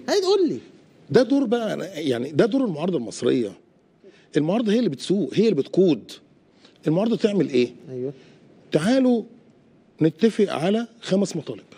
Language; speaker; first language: Arabic; native; Arabic